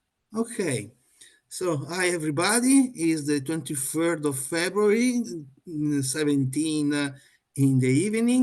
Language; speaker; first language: English; non-native, fluent; Italian